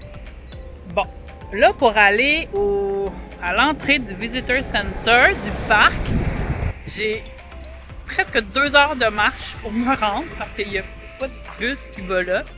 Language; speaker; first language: French; native; French